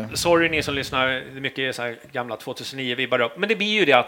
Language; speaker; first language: Swedish; native; Swedish